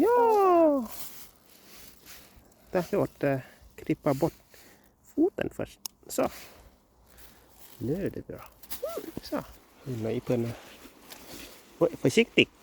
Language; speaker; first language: Swedish; non-native, learner; Thai